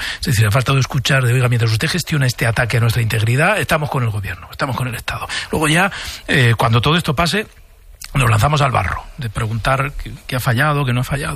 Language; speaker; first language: Spanish; native; Spanish